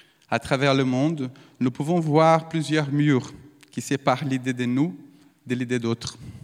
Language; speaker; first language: French; non-native, fluent; Portuguese